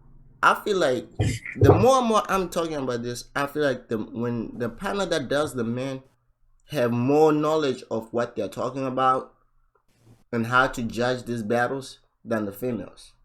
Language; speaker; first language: English; native; English